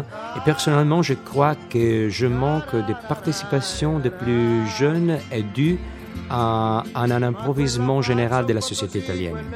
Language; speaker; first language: French; non-native, fluent; Italian